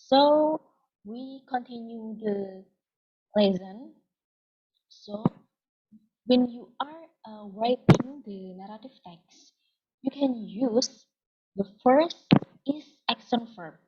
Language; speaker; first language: English; non-native, learner; Indonesian